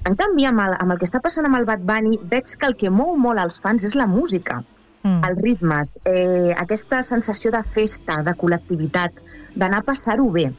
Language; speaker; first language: Catalan; native; Catalan